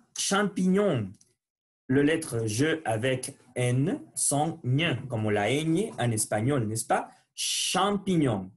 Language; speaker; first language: French; non-native, learner; Spanish